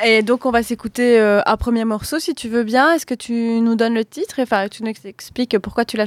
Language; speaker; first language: French; native; French